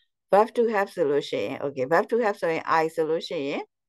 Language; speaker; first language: English; non-native, fluent; Burmese